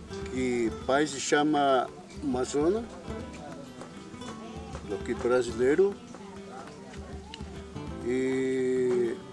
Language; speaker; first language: Portuguese; non-native, local second language; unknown